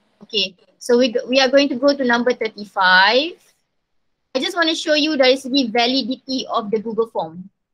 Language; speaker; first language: English; non-native, local second language; Malay